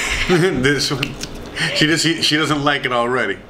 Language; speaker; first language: English; native; English